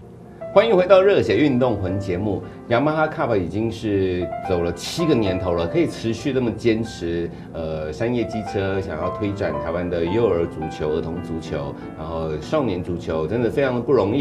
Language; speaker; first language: Chinese; native; Chinese